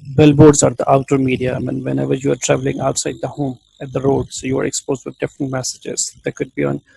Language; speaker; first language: English; non-native, local second language; Urdu